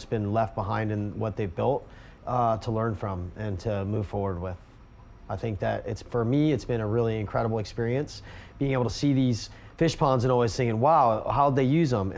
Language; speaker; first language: English; native; English